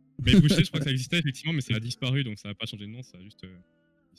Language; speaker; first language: French; native; French